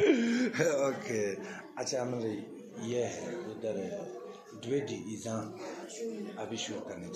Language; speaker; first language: Hindi; non-native, learner; Tibetan